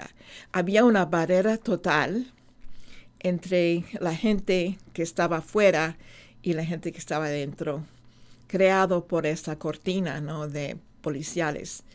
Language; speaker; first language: Spanish; non-native, fluent; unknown